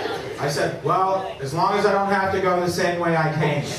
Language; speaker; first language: English; native; English